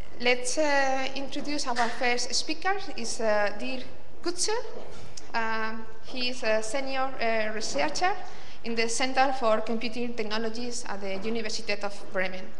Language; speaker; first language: English; non-native, fluent; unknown